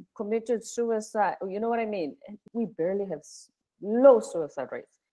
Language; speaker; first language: English; non-native, local second language; Zulu